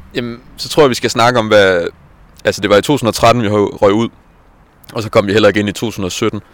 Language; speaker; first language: Danish; native; Danish